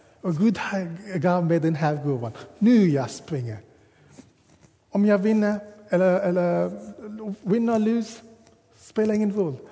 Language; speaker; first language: Swedish; non-native, fluent; English